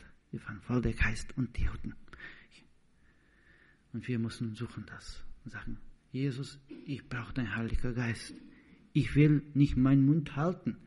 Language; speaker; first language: German; non-native, learner; Portuguese